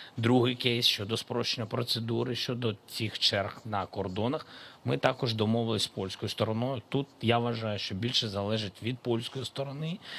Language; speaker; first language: Ukrainian; non-native, local second language; Russian